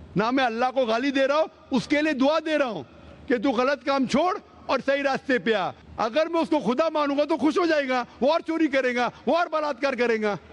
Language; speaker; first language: Urdu; non-native, local second language; Konkani